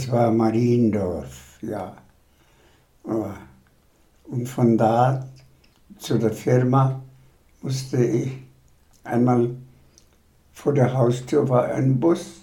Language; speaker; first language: German; non-native, fluent; Bangla